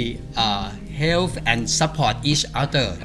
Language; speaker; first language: English; non-native, learner; Thai